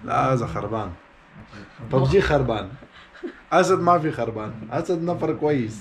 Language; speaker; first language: Arabic; non-native, learner; Pashto